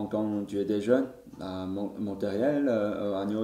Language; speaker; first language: French; non-native, learner; Chinese